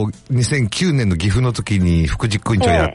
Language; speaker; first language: Japanese; native; Japanese